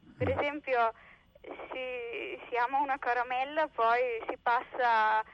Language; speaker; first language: Italian; early bilingual, heritage; Slovenian